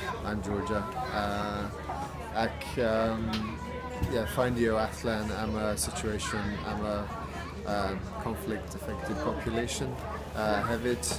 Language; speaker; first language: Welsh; non-native, learner; English